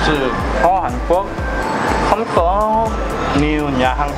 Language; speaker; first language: Vietnamese; non-native, learner; Korean